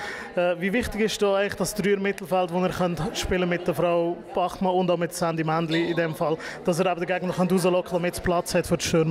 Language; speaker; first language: German; native; German